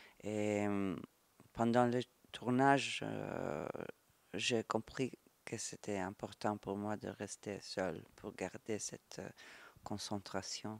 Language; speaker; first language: French; non-native, fluent; Italian